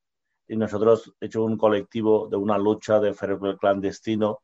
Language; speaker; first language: Spanish; non-native, learner; Bangla